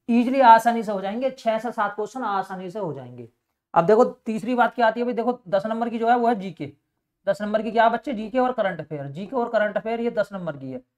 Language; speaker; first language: Hindi; native; Hindi